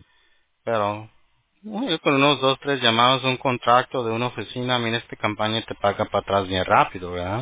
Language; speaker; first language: Spanish; early bilingual, heritage; Spanish